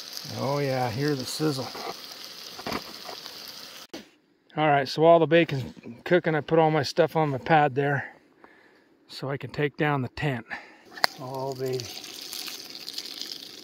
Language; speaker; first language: English; native; English